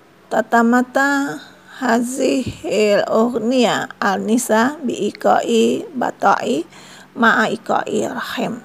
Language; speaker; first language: Arabic; non-native, fluent; Indonesian